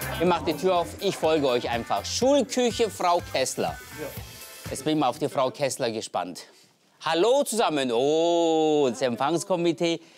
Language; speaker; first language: German; early bilingual, other home language; Turkish